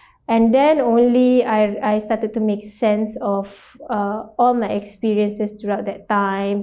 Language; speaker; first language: English; non-native, local second language; Malay